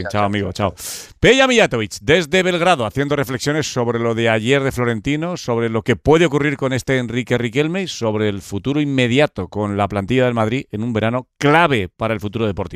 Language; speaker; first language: Spanish; native; Spanish